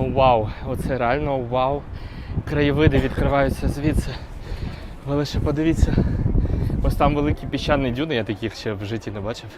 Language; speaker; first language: Ukrainian; native; Ukrainian